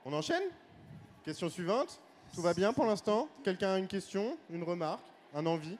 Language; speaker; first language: French; native; French